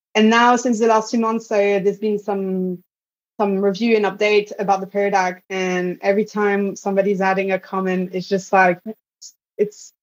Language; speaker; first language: English; non-native, fluent; French